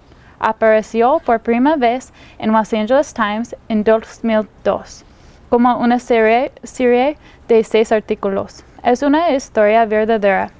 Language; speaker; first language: Spanish; non-native, learner; English